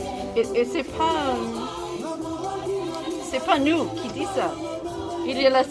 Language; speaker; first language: French; non-native, learner; English